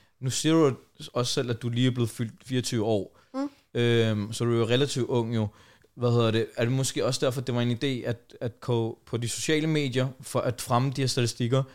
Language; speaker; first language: Danish; native; Danish